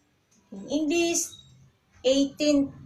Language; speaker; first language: English; non-native, local second language; Filipino